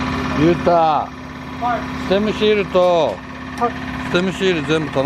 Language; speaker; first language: Japanese; native; Japanese